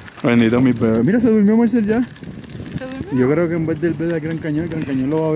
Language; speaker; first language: Spanish; native; Spanish